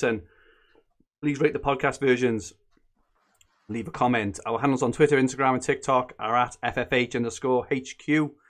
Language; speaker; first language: English; native; English